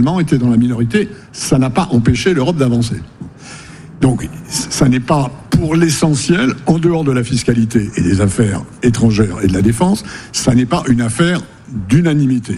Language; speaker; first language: French; native; French